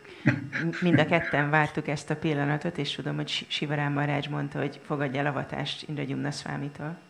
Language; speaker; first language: Hungarian; native; Hungarian